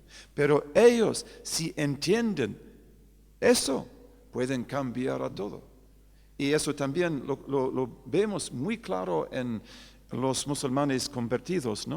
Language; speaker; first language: Spanish; non-native, fluent; English